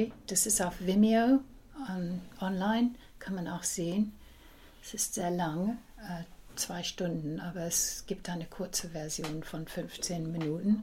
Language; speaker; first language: German; early bilingual, heritage; English